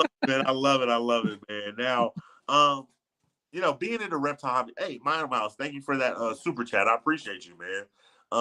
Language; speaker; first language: English; native; English